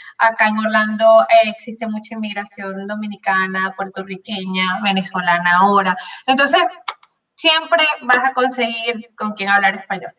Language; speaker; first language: Spanish; native; Spanish